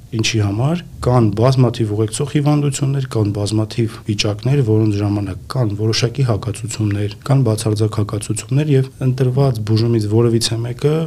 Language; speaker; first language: Armenian; native; Armenian